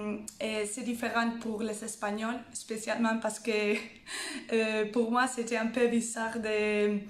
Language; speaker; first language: French; non-native, fluent; Spanish